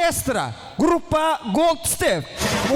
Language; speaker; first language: Russian; non-native, local second language; Kazakh